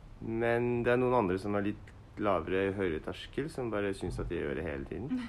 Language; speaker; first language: Norwegian; non-native, learner; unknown